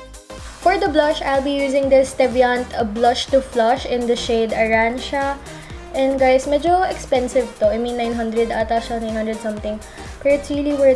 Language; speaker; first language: English; non-native, local second language; Filipino